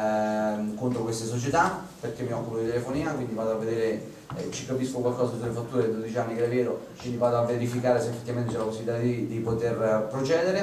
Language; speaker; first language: Italian; native; Italian